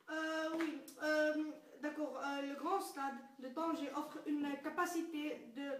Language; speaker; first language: French; non-native, learner; Arabic